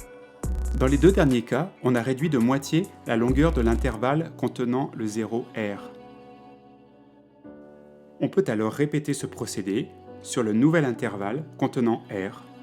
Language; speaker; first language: French; native; French